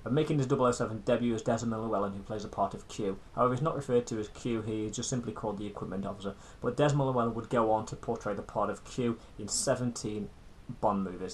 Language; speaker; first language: English; native; English